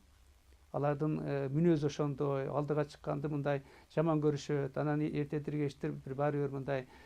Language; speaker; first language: Kyrgyz; native; Kyrgyz